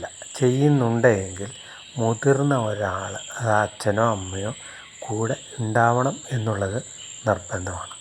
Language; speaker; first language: Malayalam; native; Malayalam